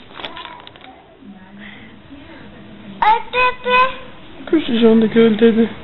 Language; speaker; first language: Spanish; native; Spanish